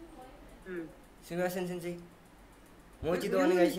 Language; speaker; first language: Japanese; non-native, learner; Nepali